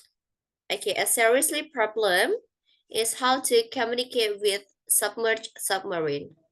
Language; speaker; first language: English; non-native, fluent; Indonesian